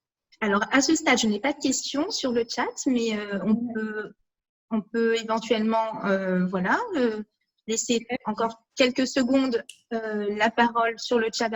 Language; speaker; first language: French; native; French